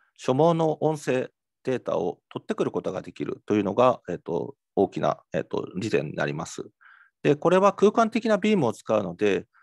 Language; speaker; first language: Japanese; native; Japanese